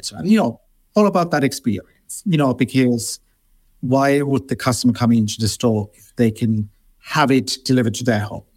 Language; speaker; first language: English; non-native, fluent; Finnish